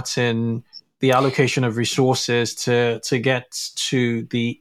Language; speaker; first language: English; non-native, local second language; Yoruba